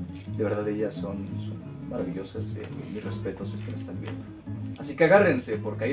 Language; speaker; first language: Spanish; native; Spanish